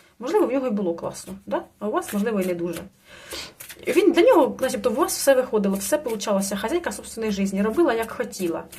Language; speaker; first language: Ukrainian; non-native, local second language; Russian